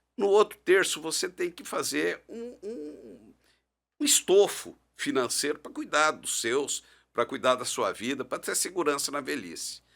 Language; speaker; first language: Portuguese; native; Portuguese